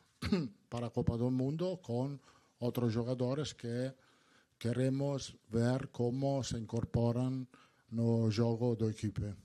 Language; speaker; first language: Portuguese; non-native, learner; Italian